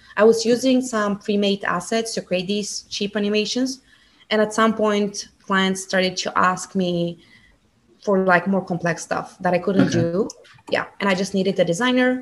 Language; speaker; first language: English; non-native, fluent; Bulgarian